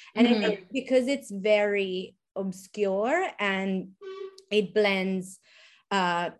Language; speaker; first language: English; non-native, fluent; Italian